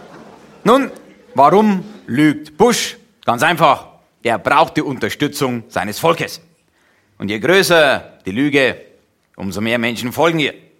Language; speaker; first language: German; native; German